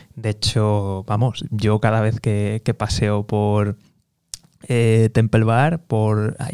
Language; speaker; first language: Spanish; native; Spanish